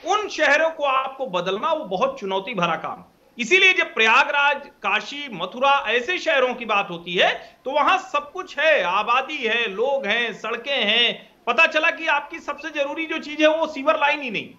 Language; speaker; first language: Hindi; native; Hindi